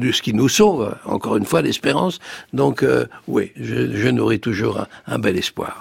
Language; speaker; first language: French; native; French